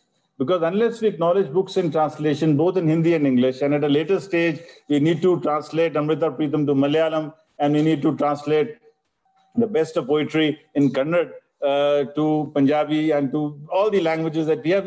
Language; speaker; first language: English; non-native, local second language; Punjabi